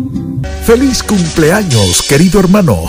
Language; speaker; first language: Spanish; native; Spanish